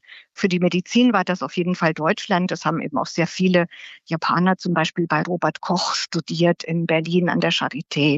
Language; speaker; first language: German; native; German